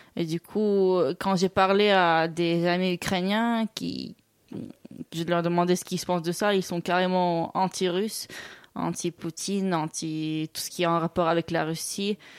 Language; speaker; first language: French; non-native, local second language; Russian